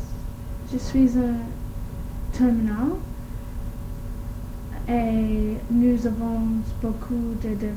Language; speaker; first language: French; non-native, learner; English